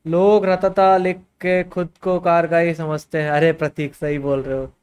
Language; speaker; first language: Hindi; native; Hindi